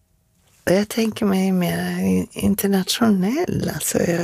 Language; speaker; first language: Swedish; native; Swedish